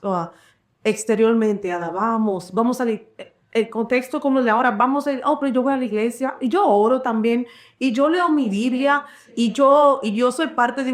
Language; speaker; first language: Spanish; early bilingual, heritage; Spanish